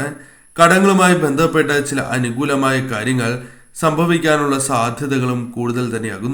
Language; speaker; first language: Malayalam; native; Malayalam